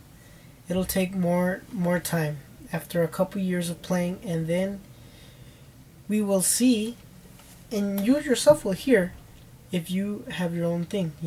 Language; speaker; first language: English; early bilingual, other home language; Spanish